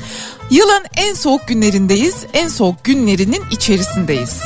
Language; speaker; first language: Turkish; native; Turkish